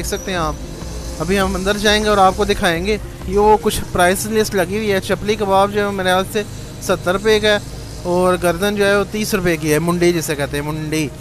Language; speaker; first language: Hindi; non-native, local second language; Punjabi